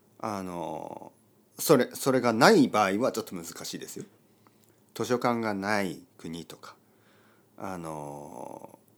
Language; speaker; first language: Japanese; native; Japanese